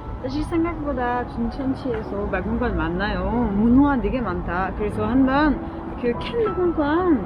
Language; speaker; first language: Korean; non-native, learner; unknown